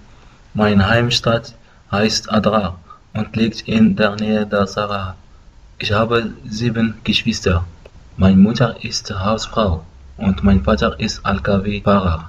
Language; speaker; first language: German; non-native, learner; Arabic